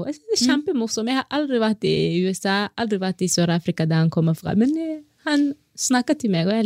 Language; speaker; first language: Norwegian; non-native, fluent; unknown